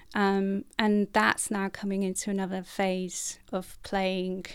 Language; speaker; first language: English; native; English